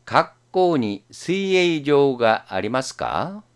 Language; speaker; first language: Japanese; non-native, fluent; Korean